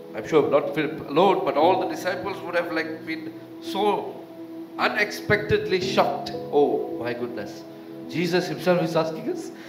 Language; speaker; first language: English; non-native, local second language; Tamil